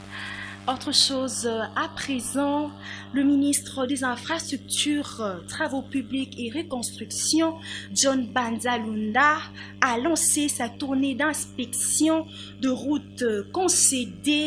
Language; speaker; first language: French; native; French